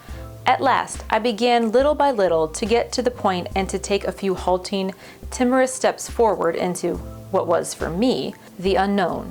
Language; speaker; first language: English; native; English